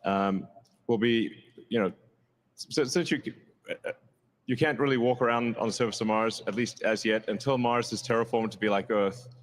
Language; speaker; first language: English; native; English